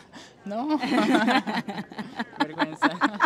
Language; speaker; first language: Spanish; non-native, fluent; Portuguese